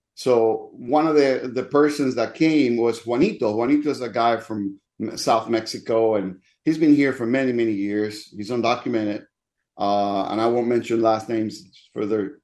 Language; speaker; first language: English; non-native, fluent; Spanish